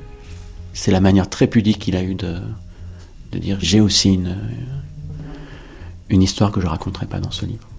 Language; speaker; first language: French; native; French